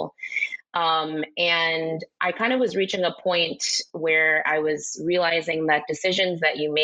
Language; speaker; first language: English; native; English